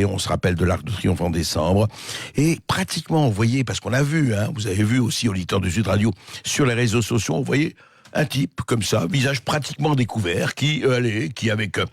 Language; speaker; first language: French; native; French